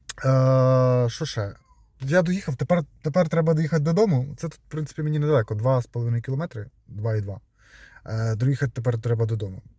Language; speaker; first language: Ukrainian; non-native, local second language; Russian